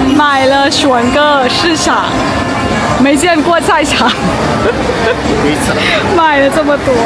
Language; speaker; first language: Chinese; non-native, learner; Thai